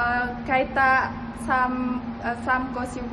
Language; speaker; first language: Cantonese; non-native, learner; Indonesian